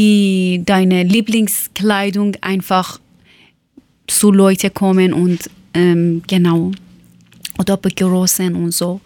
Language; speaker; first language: German; non-native, fluent; Persian